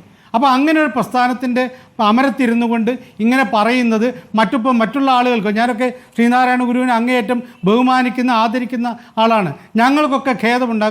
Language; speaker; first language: Malayalam; native; Malayalam